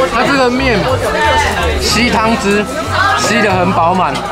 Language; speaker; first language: Chinese; native; Chinese